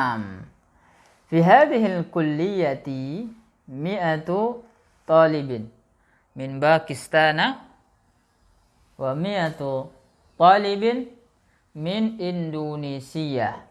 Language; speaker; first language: Arabic; non-native, fluent; Indonesian